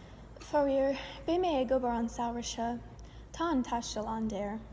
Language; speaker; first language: Irish; non-native, learner; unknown